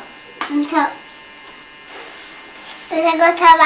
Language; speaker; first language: Cantonese; early bilingual, heritage; Cantonese